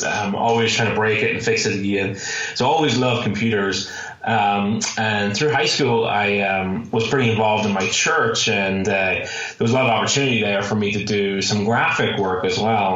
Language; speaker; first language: English; native; English